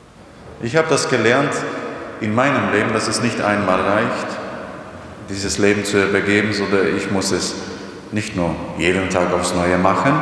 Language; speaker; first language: German; non-native, fluent; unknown